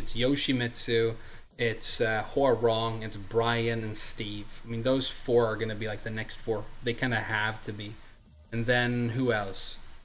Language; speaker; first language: English; native; English